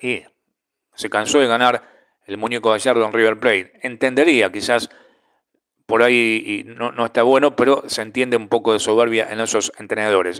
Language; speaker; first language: Spanish; native; Spanish